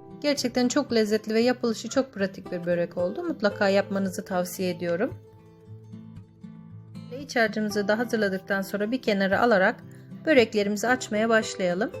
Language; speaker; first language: Turkish; native; Turkish